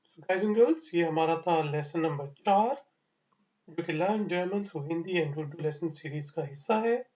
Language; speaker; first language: Urdu; native; Urdu